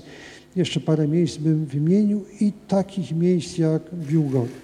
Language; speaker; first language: Polish; native; Polish